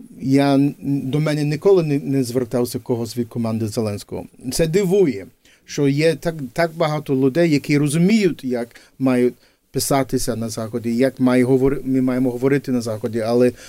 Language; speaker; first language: Ukrainian; early bilingual, heritage; English